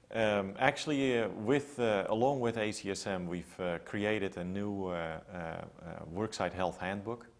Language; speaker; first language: English; non-native, fluent; Dutch